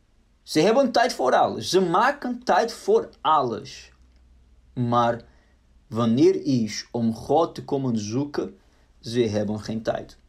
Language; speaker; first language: Dutch; non-native, fluent; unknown